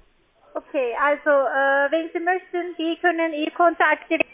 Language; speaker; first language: German; non-native, learner; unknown